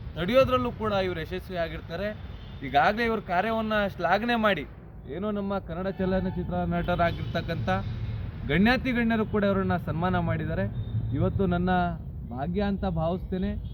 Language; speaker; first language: Kannada; non-native, local second language; Lambadi